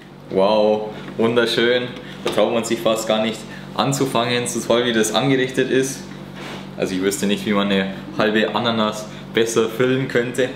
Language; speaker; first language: German; native; German